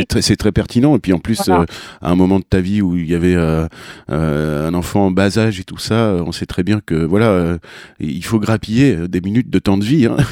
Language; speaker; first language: French; native; French